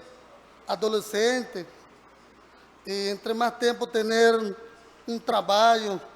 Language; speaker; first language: Portuguese; non-native, learner; Spanish